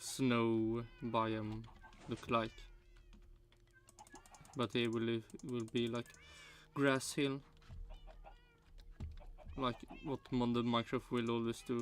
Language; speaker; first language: English; non-native, fluent; Swedish